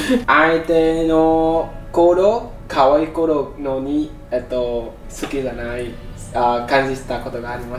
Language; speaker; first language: Japanese; non-native, learner; Vietnamese